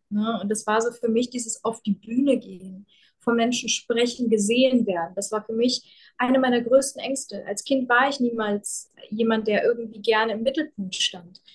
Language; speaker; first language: German; early bilingual, other home language; Russian